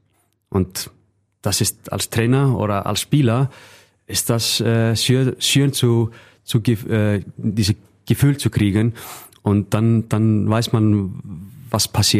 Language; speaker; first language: German; non-native, fluent; Icelandic